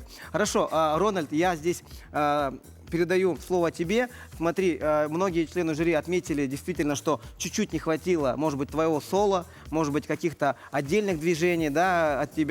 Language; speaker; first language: Russian; native; Russian